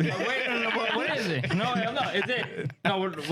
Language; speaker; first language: English; early bilingual, other home language; Spanish